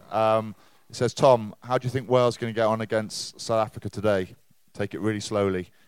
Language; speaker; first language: English; native; English